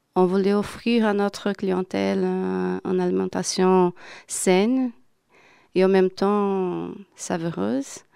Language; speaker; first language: French; non-native, fluent; Portuguese